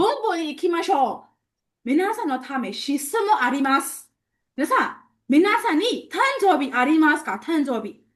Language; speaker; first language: Japanese; non-native, fluent; Burmese